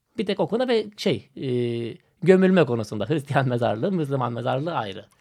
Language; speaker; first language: Turkish; non-native, fluent; Macedonian